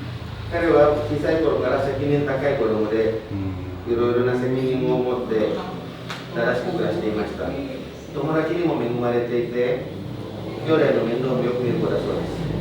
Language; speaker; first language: Japanese; non-native, fluent; Indonesian